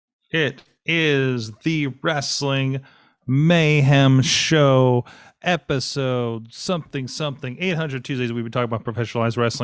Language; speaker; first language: English; native; English